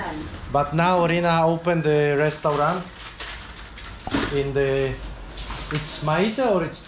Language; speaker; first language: English; non-native, learner; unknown